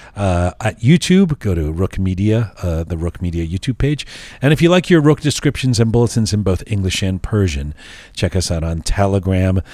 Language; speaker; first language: English; native; English